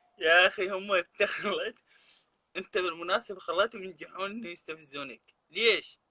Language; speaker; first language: Arabic; native; Arabic